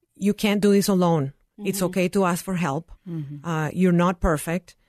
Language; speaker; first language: English; non-native, fluent; Spanish